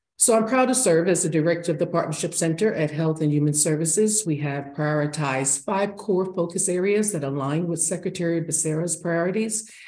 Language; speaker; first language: English; native; English